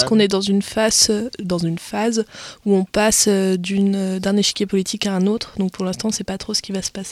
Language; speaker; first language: French; native; French